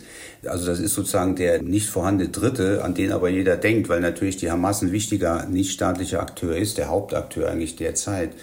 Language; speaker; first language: German; native; German